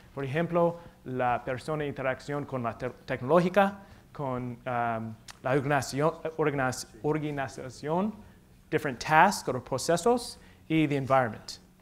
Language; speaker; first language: Spanish; non-native, learner; English